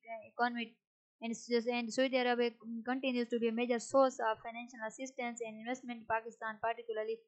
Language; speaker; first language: English; non-native, local second language; Urdu